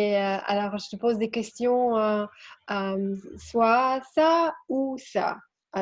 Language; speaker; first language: French; non-native, learner; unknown